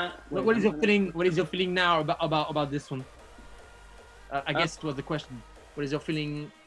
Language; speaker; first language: English; non-native, learner; French